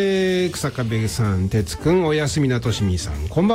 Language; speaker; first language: Japanese; native; Japanese